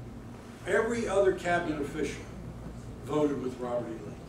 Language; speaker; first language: English; native; English